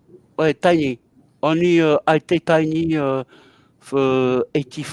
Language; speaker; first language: English; non-native, learner; French